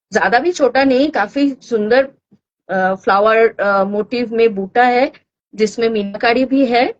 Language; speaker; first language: Hindi; non-native, local second language; Bangla